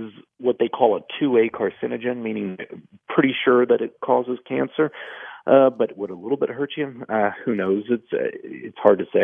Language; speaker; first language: English; native; English